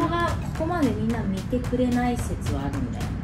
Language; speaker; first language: Japanese; native; Japanese